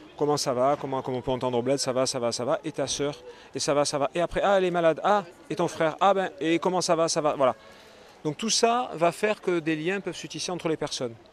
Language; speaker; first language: French; native; French